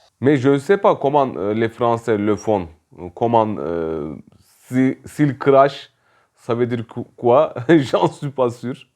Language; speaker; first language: French; non-native, fluent; Turkish